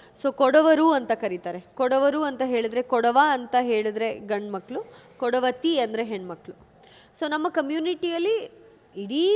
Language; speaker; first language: Kannada; non-native, local second language; Kodava